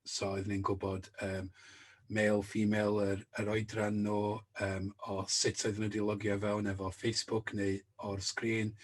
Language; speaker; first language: Welsh; native; Welsh